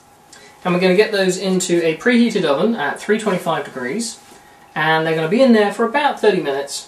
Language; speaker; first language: English; native; English